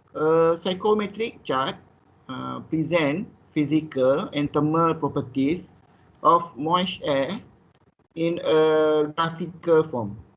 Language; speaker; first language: English; non-native, local second language; Malay